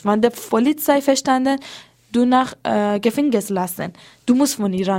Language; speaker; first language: German; non-native, learner; Persian